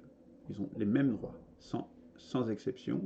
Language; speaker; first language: French; native; French